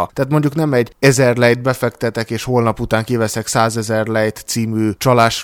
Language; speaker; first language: Hungarian; native; Hungarian